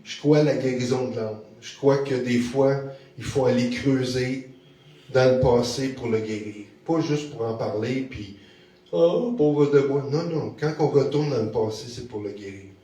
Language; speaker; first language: French; native; French